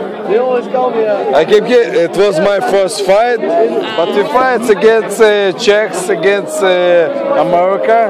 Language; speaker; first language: English; non-native, learner; Russian